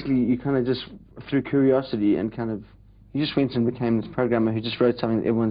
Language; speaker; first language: English; native; English